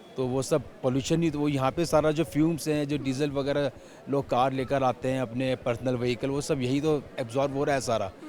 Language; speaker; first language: Hindi; native; Hindi